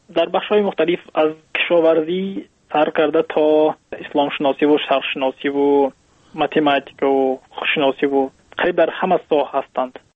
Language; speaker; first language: Persian; native; Persian